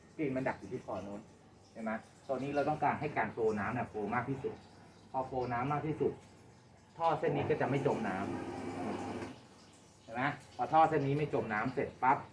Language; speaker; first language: Thai; native; Thai